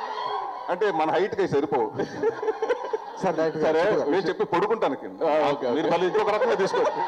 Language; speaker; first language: Telugu; native; Telugu